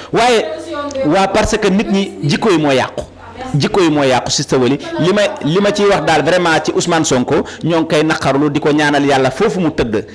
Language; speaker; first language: Wolof; native; Wolof